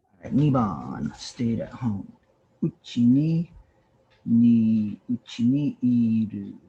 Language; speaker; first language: Japanese; non-native, learner; English